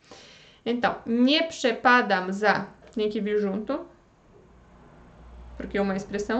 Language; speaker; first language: Portuguese; non-native, fluent; Polish